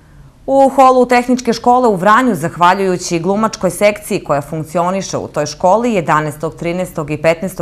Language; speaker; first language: Serbian; native; Serbian